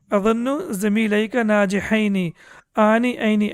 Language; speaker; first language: Arabic; non-native, fluent; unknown